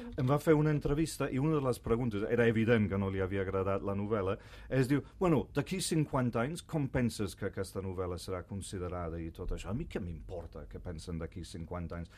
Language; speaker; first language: Catalan; non-native, fluent; English